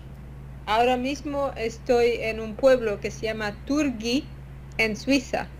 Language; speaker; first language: Spanish; non-native, fluent; Latvian